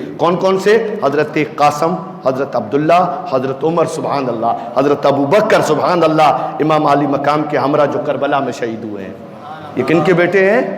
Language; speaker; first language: Urdu; native; Urdu